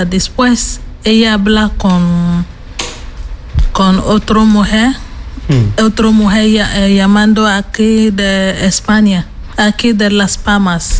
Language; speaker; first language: Spanish; non-native, learner; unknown